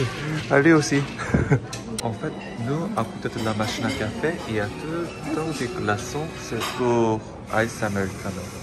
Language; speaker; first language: French; non-native, fluent; Korean